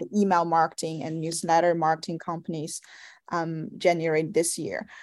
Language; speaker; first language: English; non-native, fluent; Chinese